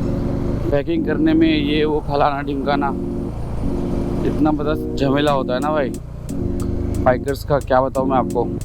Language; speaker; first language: Hindi; native; Hindi